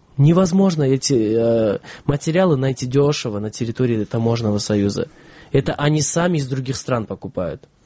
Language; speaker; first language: Russian; non-native, local second language; Kyrgyz